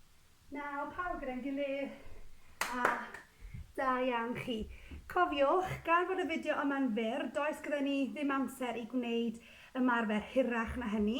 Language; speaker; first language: Welsh; native; Welsh